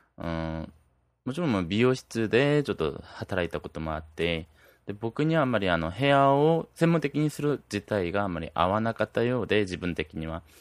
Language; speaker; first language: Japanese; non-native, fluent; Korean